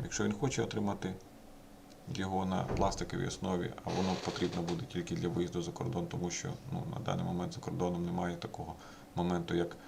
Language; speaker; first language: Ukrainian; native; Ukrainian